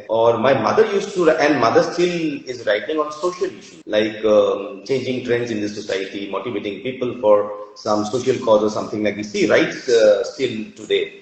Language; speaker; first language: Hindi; non-native, local second language; Assamese